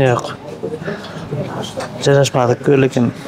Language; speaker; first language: Kyrgyz; non-native, learner; Uzbek